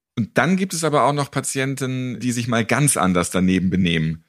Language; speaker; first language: German; native; German